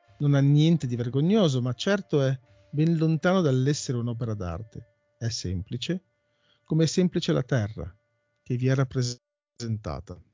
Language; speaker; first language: Italian; native; Italian